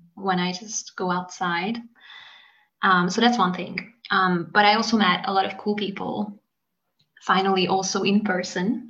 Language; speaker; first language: English; non-native, fluent; Hungarian